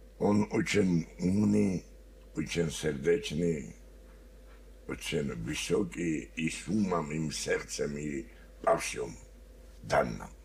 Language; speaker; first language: Russian; non-native, learner; Georgian